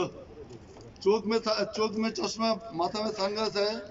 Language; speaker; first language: Hindi; non-native, local second language; Bangla